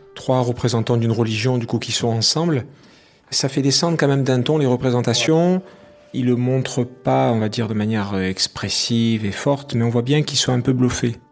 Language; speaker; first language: French; native; French